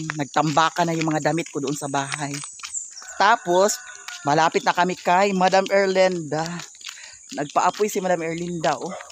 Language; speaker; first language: Filipino; non-native, local second language; Cebuano